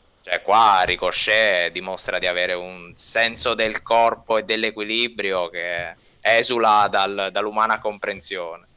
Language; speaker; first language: Italian; native; Italian